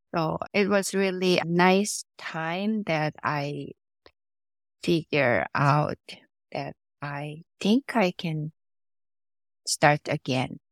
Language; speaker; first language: English; non-native, fluent; Korean